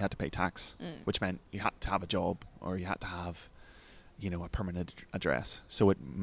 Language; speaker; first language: English; native; English